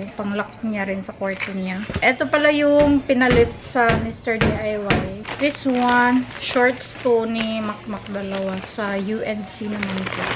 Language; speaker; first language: Filipino; non-native, local second language; Cebuano